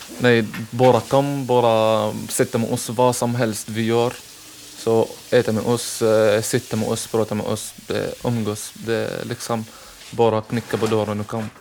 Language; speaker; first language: Swedish; non-native, learner; Arabic